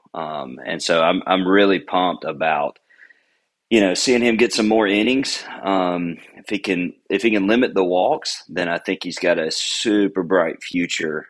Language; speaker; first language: English; native; English